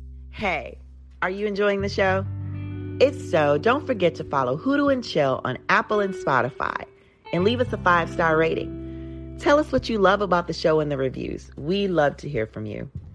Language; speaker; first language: English; native; English